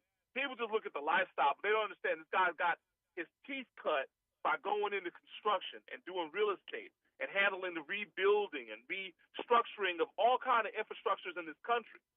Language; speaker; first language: English; native; English